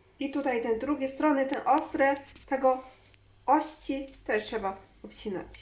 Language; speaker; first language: Polish; non-native, learner; Chinese